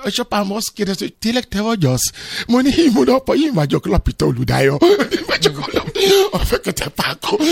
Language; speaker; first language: Hungarian; non-native, learner; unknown